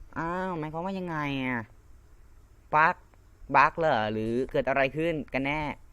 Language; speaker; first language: Thai; non-native, local second language; Lao